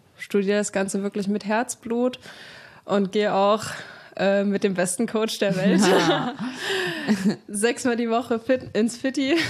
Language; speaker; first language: German; native; German